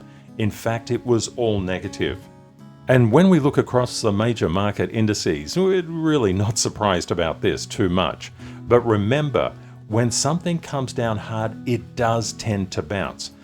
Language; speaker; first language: English; native; English